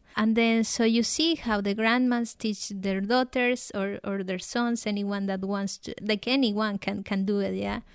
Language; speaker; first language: English; non-native, fluent; Spanish